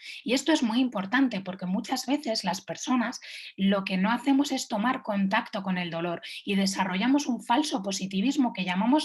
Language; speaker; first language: Spanish; native; Spanish